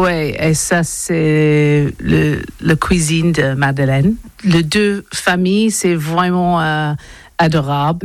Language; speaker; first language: French; non-native, learner; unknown